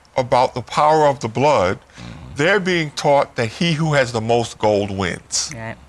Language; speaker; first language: English; native; English